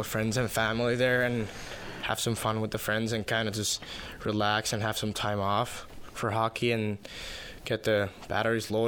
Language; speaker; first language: English; non-native, fluent; Finnish